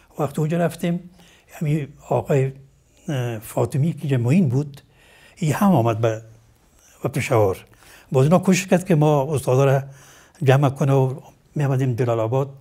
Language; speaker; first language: Persian; native; Persian